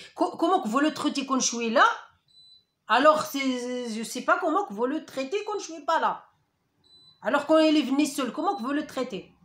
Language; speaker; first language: French; non-native, learner; Arabic